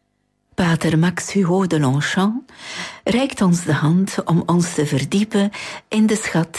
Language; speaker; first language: Dutch; native; Dutch